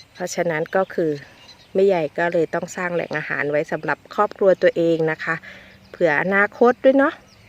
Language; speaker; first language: Thai; non-native, local second language; Northeastern Thai